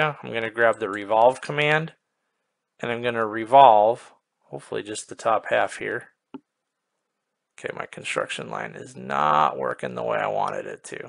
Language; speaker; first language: English; native; English